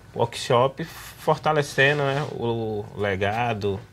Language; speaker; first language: Portuguese; native; Portuguese